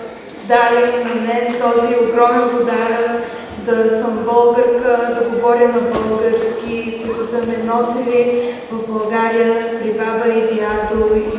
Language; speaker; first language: Bulgarian; early bilingual, heritage; Bulgarian